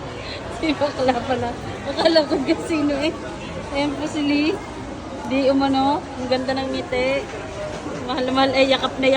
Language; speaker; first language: Filipino; native; Filipino